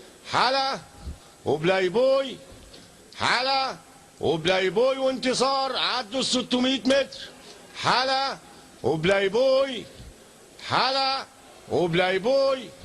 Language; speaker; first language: Arabic; native; Arabic